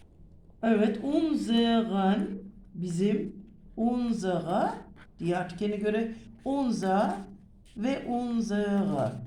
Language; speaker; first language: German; non-native, fluent; Turkish